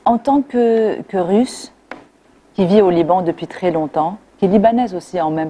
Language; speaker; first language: French; non-native, local second language; Arabic